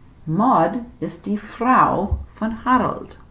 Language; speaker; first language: German; non-native, fluent; English